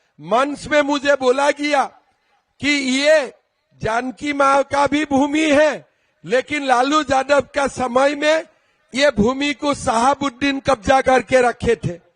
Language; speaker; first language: Hindi; non-native, local second language; Assamese